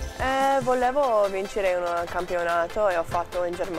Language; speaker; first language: Italian; non-native, learner; English